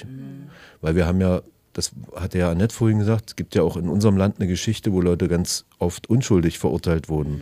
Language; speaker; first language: German; native; German